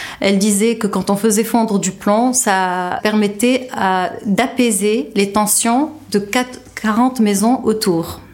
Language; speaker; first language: French; non-native, local second language; Arabic